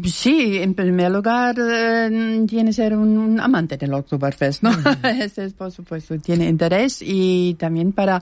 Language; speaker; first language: Spanish; non-native, fluent; German